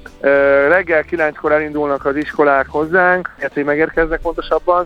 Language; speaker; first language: Hungarian; native; Hungarian